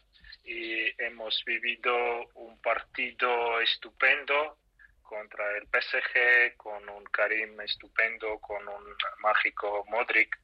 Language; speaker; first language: Spanish; non-native, fluent; Russian